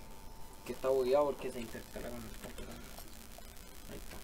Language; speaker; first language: Spanish; native; Spanish